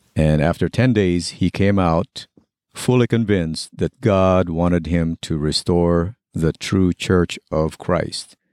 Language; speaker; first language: English; non-native, local second language; Pampanga